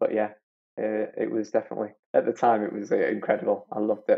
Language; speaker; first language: English; native; English